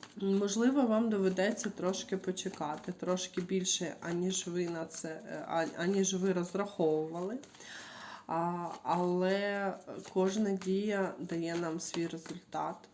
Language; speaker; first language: Ukrainian; non-native, local second language; Russian